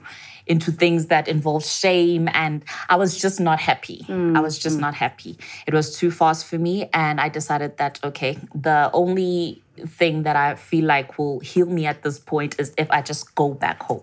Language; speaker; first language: English; non-native, local second language; Zulu